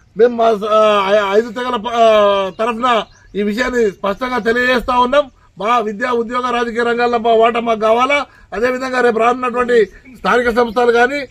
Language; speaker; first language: Telugu; native; Telugu